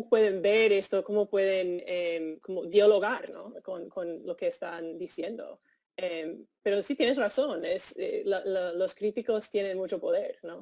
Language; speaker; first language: Spanish; non-native, fluent; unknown